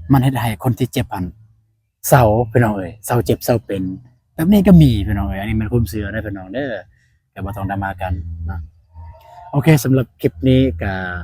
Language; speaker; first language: Lao; non-native, local second language; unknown